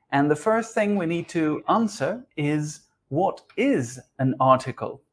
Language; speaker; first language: English; non-native, fluent; Spanish